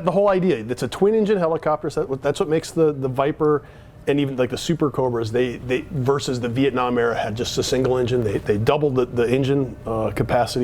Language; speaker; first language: English; native; English